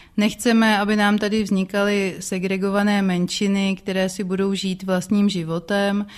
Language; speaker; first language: Czech; native; Czech